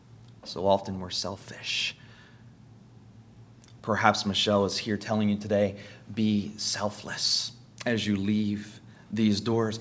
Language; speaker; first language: English; native; English